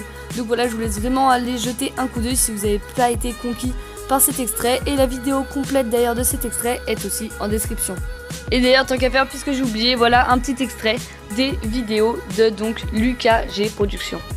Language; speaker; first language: French; native; French